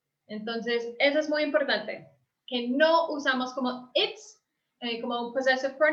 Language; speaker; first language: Spanish; early bilingual, heritage; English